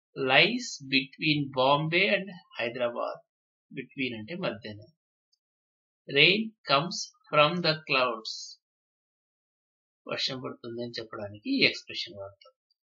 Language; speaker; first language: English; non-native, local second language; Telugu